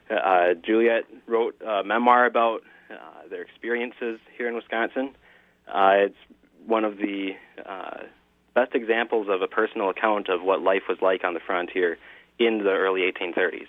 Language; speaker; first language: English; native; English